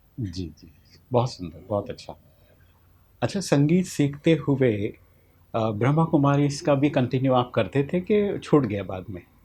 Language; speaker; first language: Hindi; native; Hindi